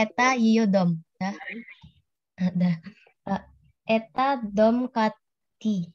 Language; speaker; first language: Russian; non-native, learner; Indonesian